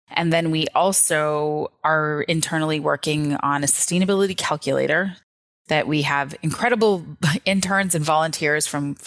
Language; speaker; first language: English; native; English